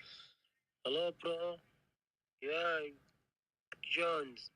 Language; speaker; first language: English; non-native, learner; Arabic